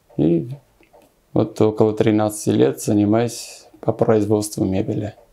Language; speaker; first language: Russian; non-native, local second language; Armenian